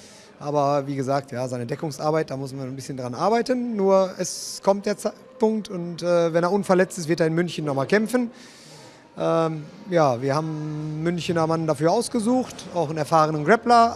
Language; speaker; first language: German; native; German